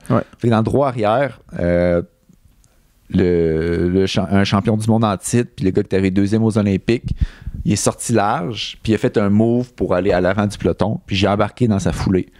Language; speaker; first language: French; native; French